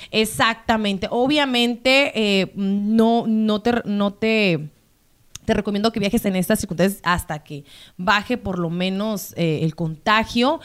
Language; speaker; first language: Spanish; native; Spanish